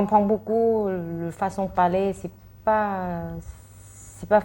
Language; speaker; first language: French; non-native, learner; Thai